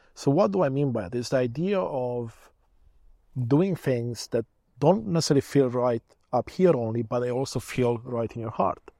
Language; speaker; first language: English; early bilingual, other home language; Romanian